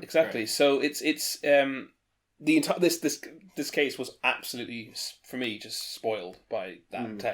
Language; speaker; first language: English; native; English